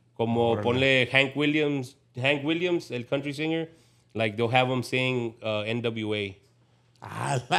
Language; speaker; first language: English; native; English